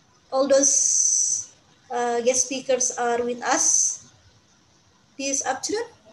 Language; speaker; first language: English; non-native, fluent; Indonesian